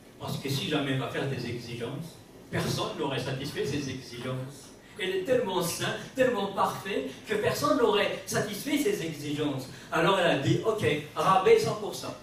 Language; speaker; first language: French; non-native, local second language; Kabyle